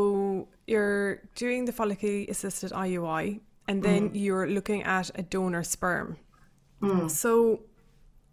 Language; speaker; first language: English; native; English